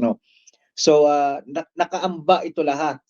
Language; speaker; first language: Filipino; native; Filipino